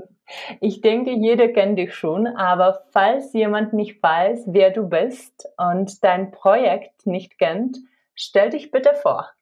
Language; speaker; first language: German; non-native, fluent; Czech